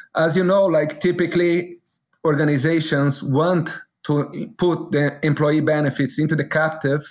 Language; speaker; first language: English; non-native, fluent; Portuguese